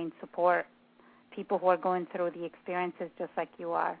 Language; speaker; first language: English; non-native, fluent; Italian